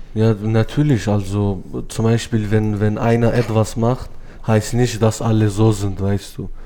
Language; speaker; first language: German; non-native, fluent; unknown